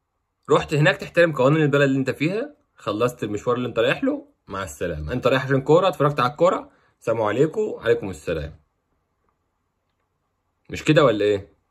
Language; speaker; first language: Arabic; native; Arabic